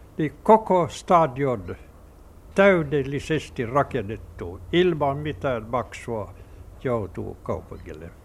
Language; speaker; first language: Finnish; non-native, local second language; Swedish